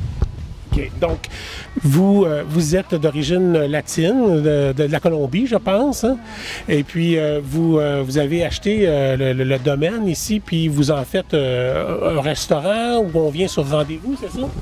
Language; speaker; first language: French; native; French